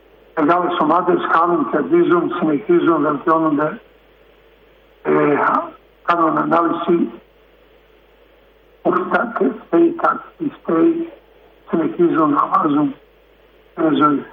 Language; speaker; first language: Greek; non-native, fluent; Serbian